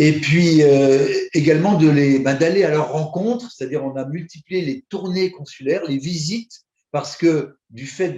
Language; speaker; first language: French; native; French